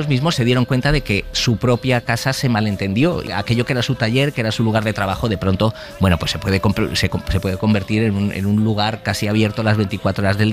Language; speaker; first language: Spanish; native; Spanish